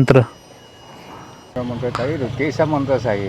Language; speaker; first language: Hindi; non-native, local second language; Assamese